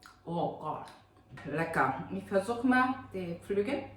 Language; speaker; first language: German; non-native, fluent; Korean